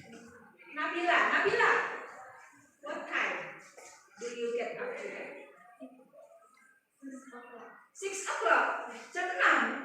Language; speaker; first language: English; non-native, learner; Indonesian